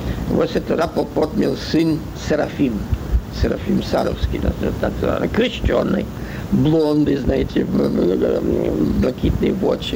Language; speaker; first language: Russian; non-native, learner; French